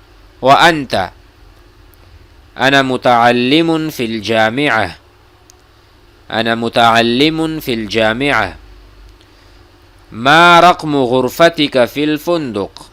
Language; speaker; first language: Arabic; non-native, fluent; Urdu